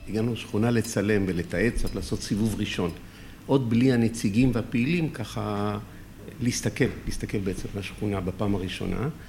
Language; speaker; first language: Hebrew; early bilingual, other home language; French